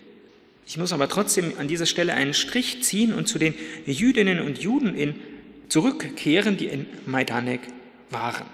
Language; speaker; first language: German; native; German